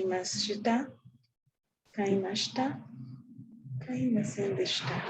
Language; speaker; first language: Japanese; non-native, fluent; Spanish